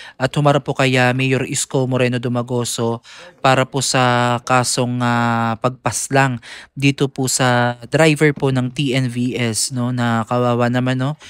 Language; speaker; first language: Filipino; native; Filipino